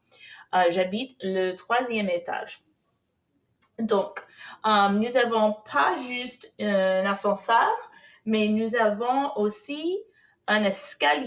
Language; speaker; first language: French; non-native, fluent; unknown